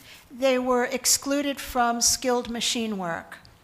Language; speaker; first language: English; native; English